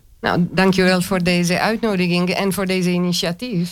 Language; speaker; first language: Dutch; non-native, fluent; Romanian